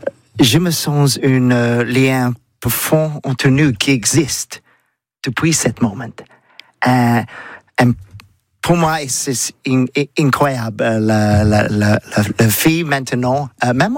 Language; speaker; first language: French; non-native, learner; English